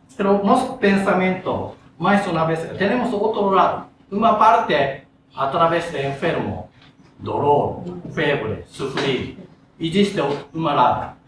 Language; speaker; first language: Spanish; non-native, learner; Japanese